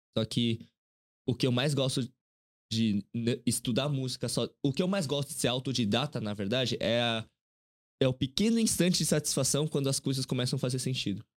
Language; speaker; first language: Portuguese; early bilingual, other home language; Korean